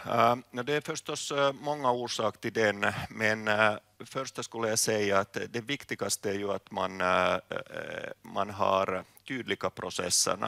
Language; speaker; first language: Swedish; non-native, local second language; Finnish